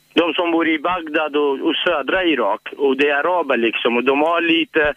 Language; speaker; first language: Swedish; non-native, fluent; Arabic